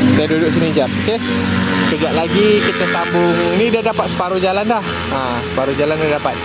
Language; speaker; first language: Malay; non-native, fluent; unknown